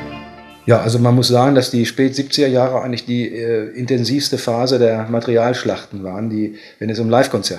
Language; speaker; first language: German; native; German